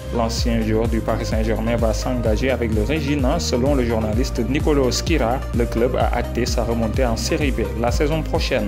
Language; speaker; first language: French; non-native, local second language; Wolof